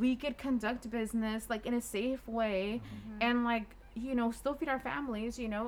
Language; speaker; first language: English; native; English